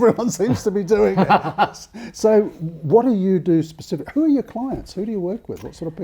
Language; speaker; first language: English; native; English